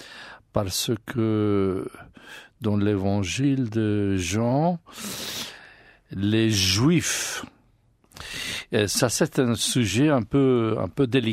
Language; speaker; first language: French; non-native, learner; English